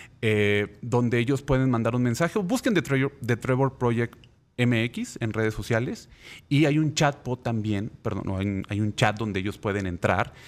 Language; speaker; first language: Spanish; native; Spanish